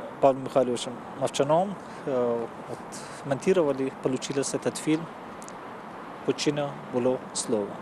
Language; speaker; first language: Russian; non-native, fluent; Persian